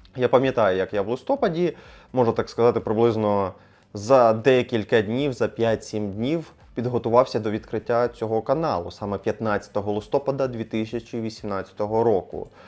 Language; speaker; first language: Ukrainian; non-native, local second language; Russian